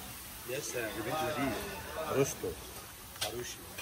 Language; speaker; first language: Russian; non-native, learner; Arabic